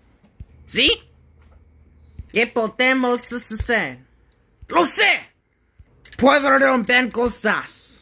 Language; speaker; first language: Spanish; non-native, learner; English